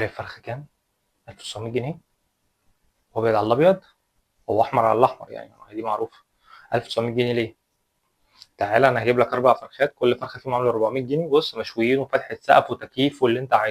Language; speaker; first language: Arabic; native; Arabic